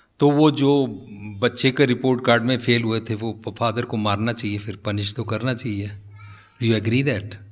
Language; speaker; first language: Hindi; non-native, local second language; Punjabi